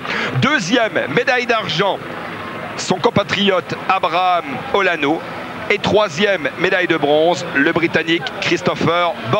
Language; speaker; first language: French; native; French